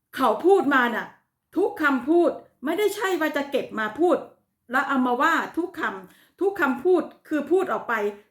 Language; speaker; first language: Thai; native; Thai